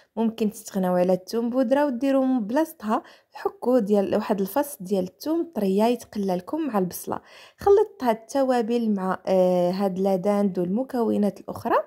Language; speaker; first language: Arabic; native; Arabic